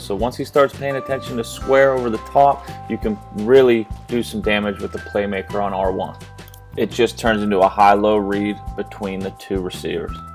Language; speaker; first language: English; native; English